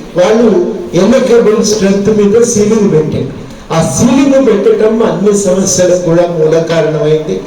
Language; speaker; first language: Telugu; native; Telugu